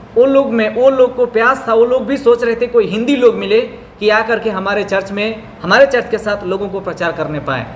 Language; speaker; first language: Hindi; non-native, local second language; Bhojpuri